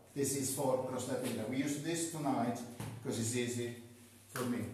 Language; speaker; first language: English; non-native, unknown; Italian